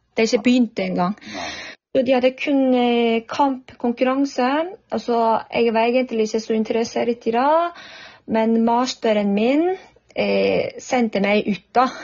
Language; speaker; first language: Norwegian; non-native, fluent; Korean